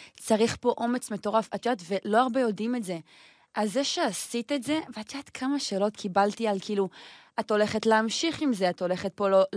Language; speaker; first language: Hebrew; native; Hebrew